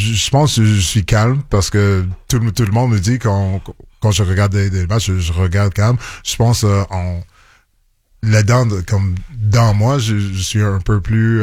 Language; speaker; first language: French; non-native, local second language; English